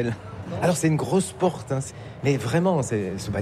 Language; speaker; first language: French; native; French